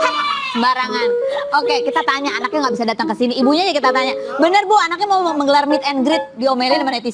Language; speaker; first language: Indonesian; native; Indonesian